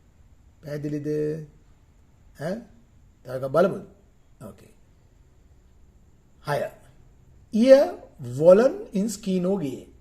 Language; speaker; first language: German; non-native, fluent; Sinhala